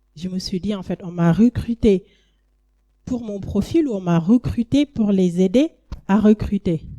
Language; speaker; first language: French; non-native, local second language; Wolof